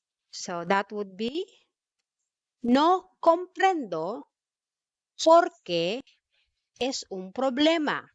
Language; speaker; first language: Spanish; non-native, fluent; Filipino